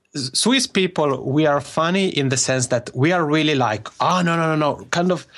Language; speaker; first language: English; non-native, fluent; Italian